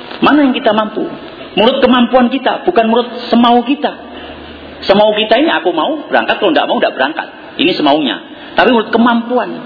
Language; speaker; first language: Indonesian; non-native, local second language; Javanese